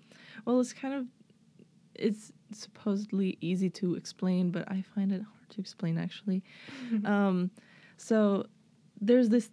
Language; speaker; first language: English; non-native, fluent; Swedish